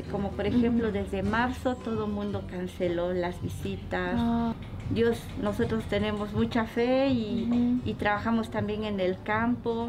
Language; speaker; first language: Spanish; non-native, local second language; Zapotec